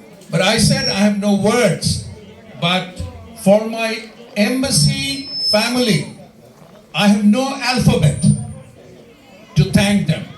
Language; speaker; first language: English; non-native, local second language; Bangla